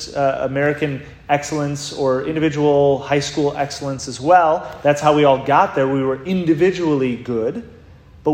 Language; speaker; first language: English; native; English